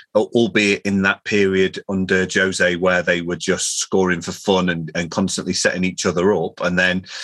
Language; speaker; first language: English; native; English